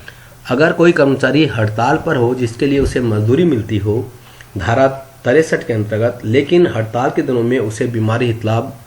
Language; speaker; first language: Hindi; native; Hindi